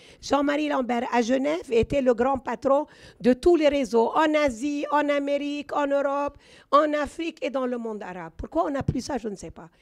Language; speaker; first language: French; non-native, local second language; Arabic